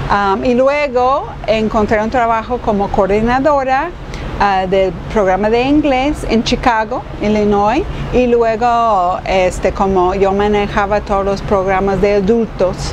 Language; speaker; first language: Spanish; non-native, fluent; English